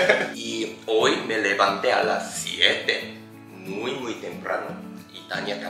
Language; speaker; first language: Spanish; non-native, learner; Japanese